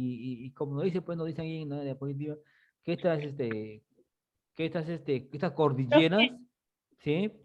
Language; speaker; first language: Spanish; native; Spanish